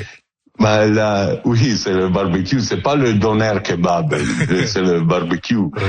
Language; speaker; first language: French; non-native, learner; Italian